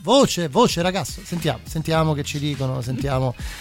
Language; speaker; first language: Italian; native; Italian